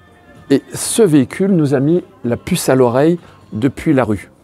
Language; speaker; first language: French; native; French